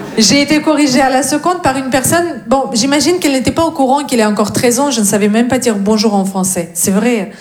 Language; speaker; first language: French; non-native, fluent; Russian